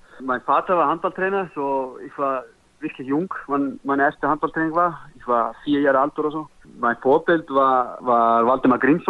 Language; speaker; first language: German; non-native, learner; Icelandic